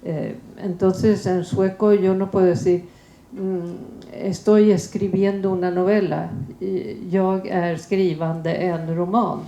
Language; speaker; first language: Spanish; non-native, fluent; Swedish